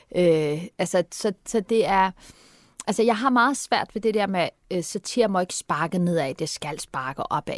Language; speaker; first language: Danish; early bilingual, other home language; Turkish